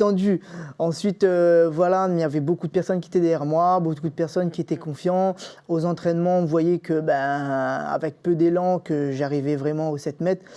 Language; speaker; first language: French; native; French